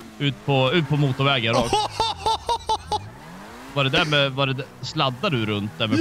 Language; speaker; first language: Swedish; native; Swedish